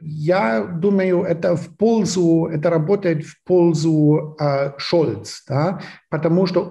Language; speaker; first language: Russian; non-native, fluent; German